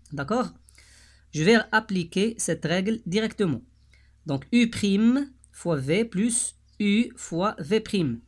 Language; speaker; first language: French; non-native, local second language; Arabic